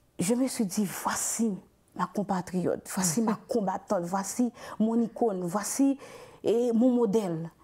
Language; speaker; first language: French; non-native, local second language; Haitian Creole